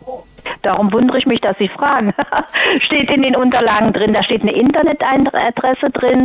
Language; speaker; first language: German; native; German